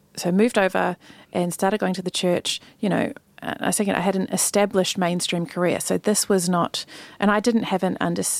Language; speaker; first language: English; native; English